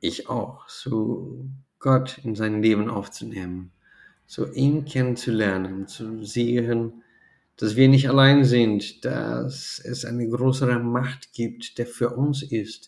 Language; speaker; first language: German; non-native, fluent; Portuguese